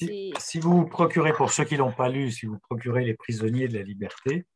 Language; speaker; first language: French; native; French